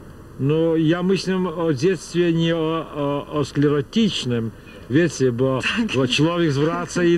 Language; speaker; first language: Polish; non-native, fluent; Russian